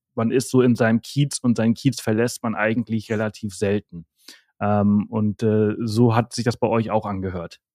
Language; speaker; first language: German; early bilingual, heritage; German